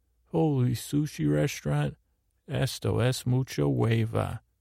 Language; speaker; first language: Spanish; non-native, learner; English